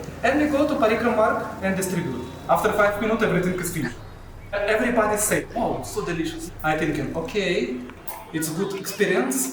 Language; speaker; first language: English; non-native, learner; Russian